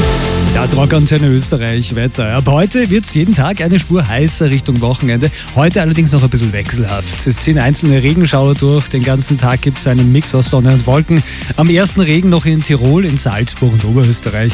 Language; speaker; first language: German; native; German